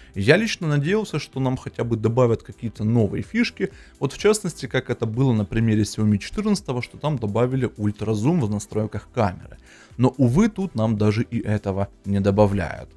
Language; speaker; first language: Russian; native; Russian